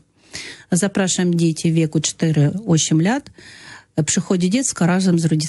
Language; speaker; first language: Polish; non-native, learner; Russian